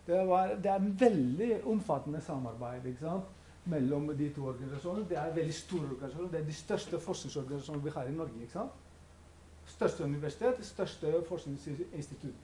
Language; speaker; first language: Norwegian; non-native, fluent; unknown